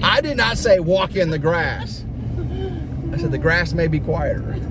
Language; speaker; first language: English; native; English